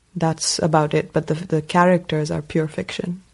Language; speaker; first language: English; non-native, local second language; Tamil